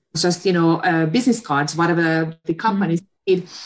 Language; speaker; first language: English; non-native, fluent; Hungarian